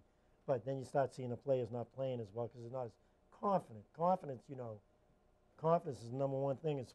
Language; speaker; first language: English; native; English